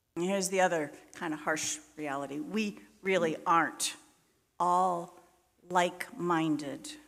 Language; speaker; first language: English; native; English